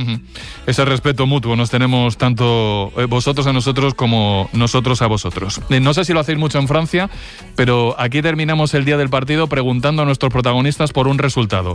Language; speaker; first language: Spanish; native; Spanish